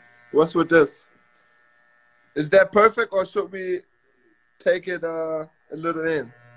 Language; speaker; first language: English; native; English